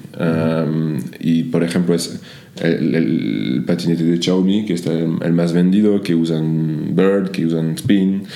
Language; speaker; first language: Spanish; non-native, fluent; French